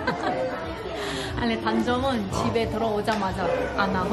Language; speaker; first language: Korean; non-native, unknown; Indonesian